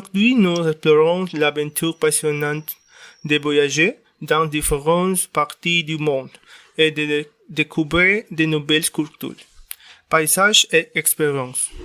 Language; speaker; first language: French; non-native, learner; Spanish